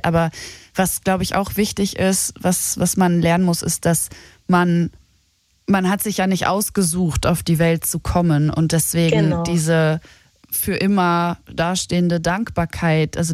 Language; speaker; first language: German; native; German